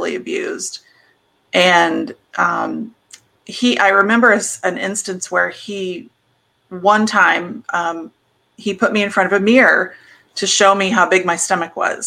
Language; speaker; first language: English; native; English